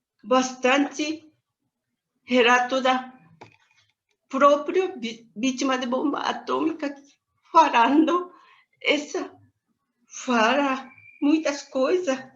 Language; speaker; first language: Portuguese; non-native, learner; Japanese